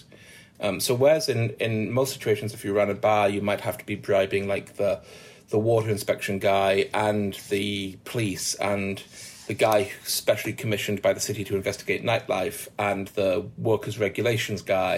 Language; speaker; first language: English; native; English